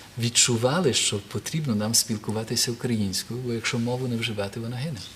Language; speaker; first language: Ukrainian; early bilingual, heritage; Ukrainian